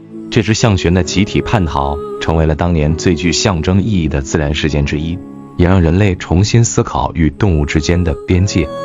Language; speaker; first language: Chinese; native; Chinese